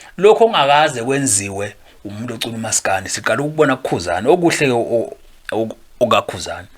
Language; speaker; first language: Zulu; native; Zulu